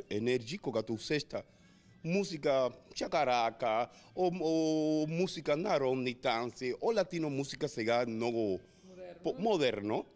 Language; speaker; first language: Bulgarian; non-native, learner; Spanish